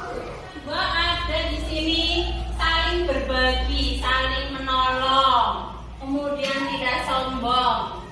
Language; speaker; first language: Indonesian; native; Indonesian